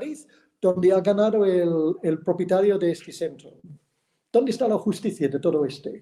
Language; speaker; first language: Spanish; non-native, fluent; English